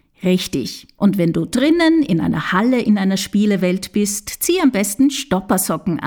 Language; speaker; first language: German; native; German